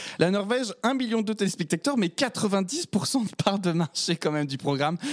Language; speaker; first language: French; native; French